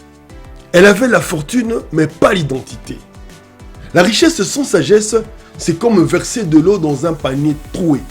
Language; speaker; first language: French; non-native, local second language; Lingala